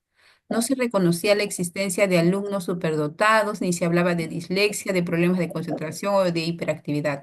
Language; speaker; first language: Spanish; native; Spanish